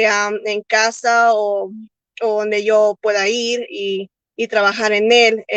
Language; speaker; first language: Spanish; early bilingual, heritage; Spanish